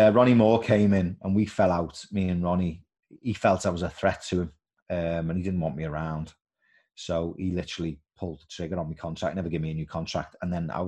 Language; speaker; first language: English; native; English